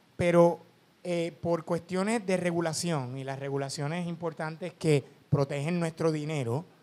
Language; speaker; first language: Spanish; native; Spanish